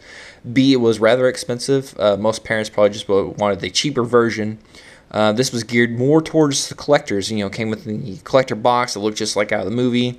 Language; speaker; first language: English; native; English